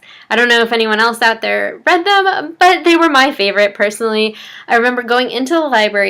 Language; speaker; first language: English; native; English